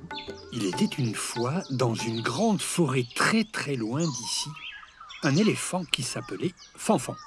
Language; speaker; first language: French; native; French